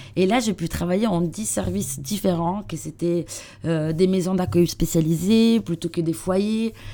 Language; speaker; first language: French; non-native, learner; Italian